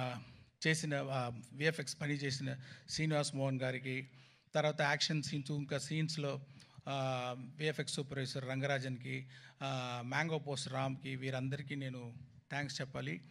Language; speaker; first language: Telugu; non-native, learner; Tamil